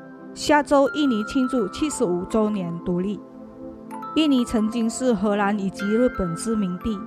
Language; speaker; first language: Chinese; early bilingual, heritage; Chinese